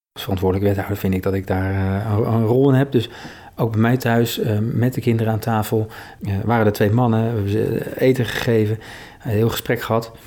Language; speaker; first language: Dutch; native; Dutch